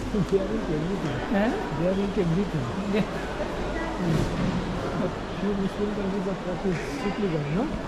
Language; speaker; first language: English; non-native, local second language; Bangla